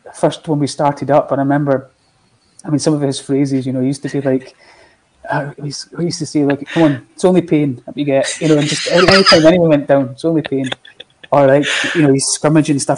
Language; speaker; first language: English; native; English